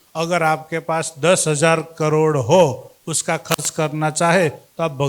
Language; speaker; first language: Hindi; non-native, local second language; Gujarati